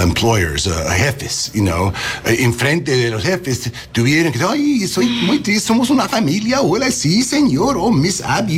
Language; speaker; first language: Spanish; early bilingual, heritage; English